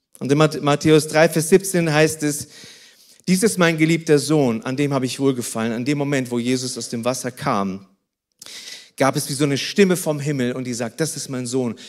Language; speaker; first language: German; early bilingual, other home language; Russian